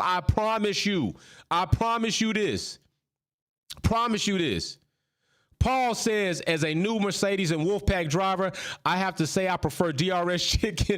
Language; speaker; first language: English; native; English